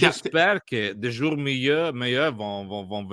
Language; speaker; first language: French; non-native, learner; Italian